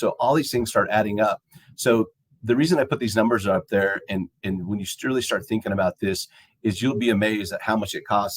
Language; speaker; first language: English; native; English